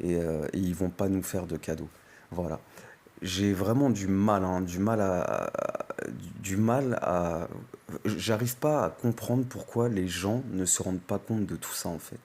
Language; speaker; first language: French; native; French